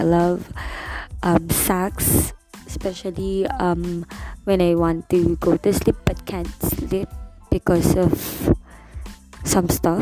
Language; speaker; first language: English; non-native, local second language; Filipino